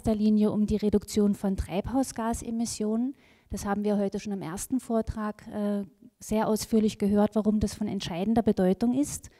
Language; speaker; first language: German; native; German